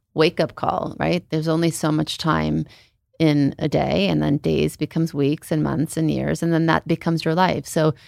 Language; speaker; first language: English; native; English